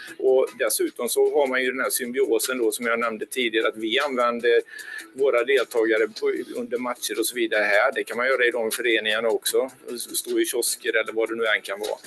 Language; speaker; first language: Swedish; native; Swedish